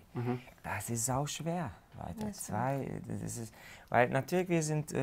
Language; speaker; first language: German; non-native, fluent; Hungarian